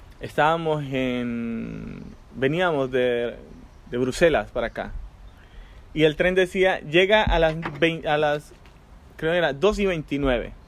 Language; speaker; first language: Spanish; native; Spanish